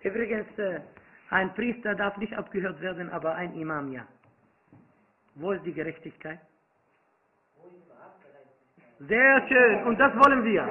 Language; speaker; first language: German; non-native, fluent; Arabic